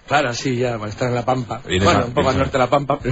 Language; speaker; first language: Spanish; native; Spanish